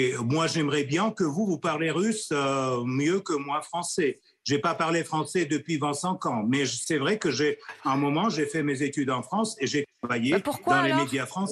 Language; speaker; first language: French; non-native, fluent; Russian